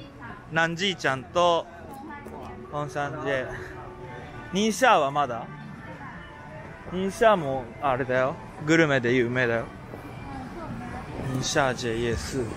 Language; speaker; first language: Japanese; native; Japanese